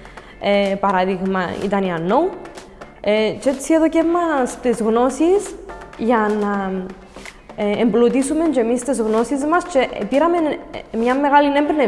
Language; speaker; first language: Greek; native; Greek